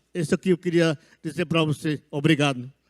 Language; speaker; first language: Portuguese; non-native, local second language; Yanomámi